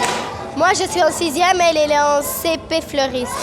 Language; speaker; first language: French; non-native, learner; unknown